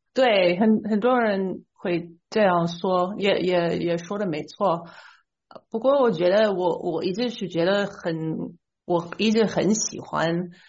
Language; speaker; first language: Chinese; non-native, fluent; English